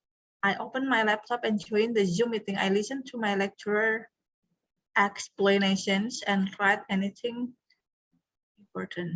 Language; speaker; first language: English; non-native, fluent; Indonesian